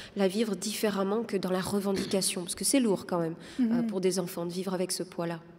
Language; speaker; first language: French; non-native, local second language; Arabic